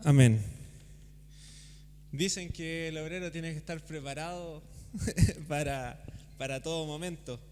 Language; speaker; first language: Spanish; native; Spanish